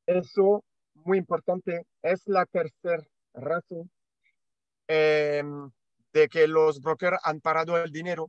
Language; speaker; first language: Spanish; non-native, learner; French